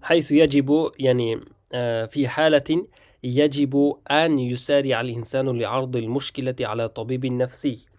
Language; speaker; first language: Arabic; non-native, fluent; Uzbek